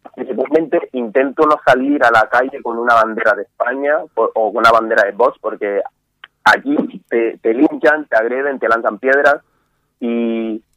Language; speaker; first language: Spanish; non-native, fluent; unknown